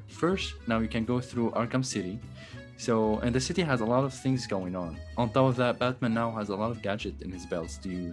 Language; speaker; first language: English; non-native, fluent; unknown